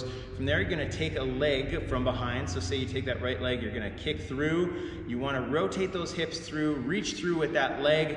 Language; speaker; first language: English; native; English